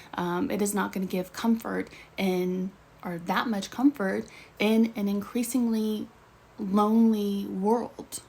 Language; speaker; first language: English; native; English